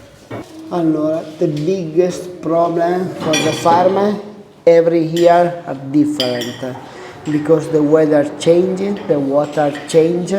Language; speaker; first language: English; non-native, learner; Italian